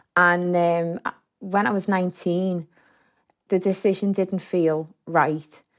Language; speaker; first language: English; native; English